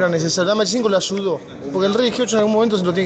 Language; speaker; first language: Spanish; native; Spanish